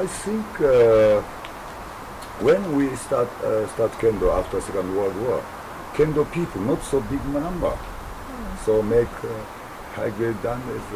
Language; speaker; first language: English; non-native, learner; Japanese